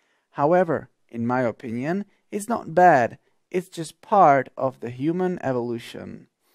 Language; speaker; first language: English; non-native, fluent; Slovak